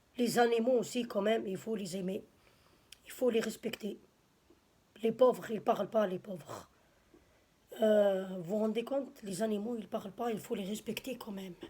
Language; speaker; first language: French; non-native, local second language; Arabic